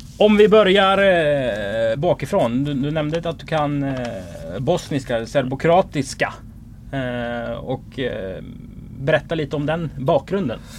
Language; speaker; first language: Swedish; native; Swedish